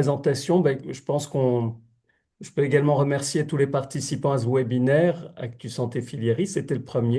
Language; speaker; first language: French; native; French